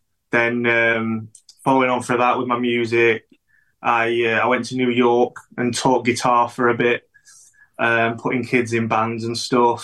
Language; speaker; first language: English; native; English